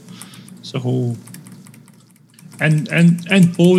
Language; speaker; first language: English; non-native, fluent; German